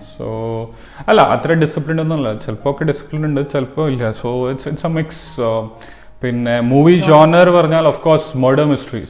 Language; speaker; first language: Malayalam; early bilingual, heritage; Malayalam